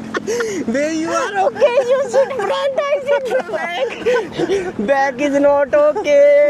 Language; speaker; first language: English; non-native, learner; Urdu